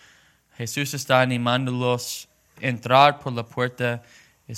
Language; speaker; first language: Spanish; non-native, learner; English